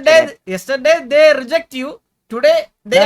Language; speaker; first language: English; non-native, learner; Malayalam